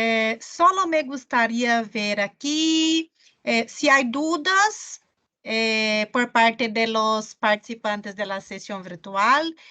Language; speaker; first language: Spanish; non-native, fluent; Portuguese